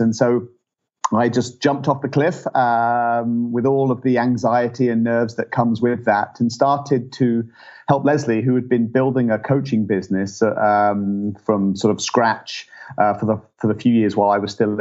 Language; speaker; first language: English; native; English